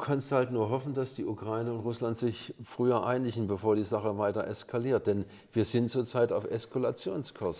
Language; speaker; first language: German; native; German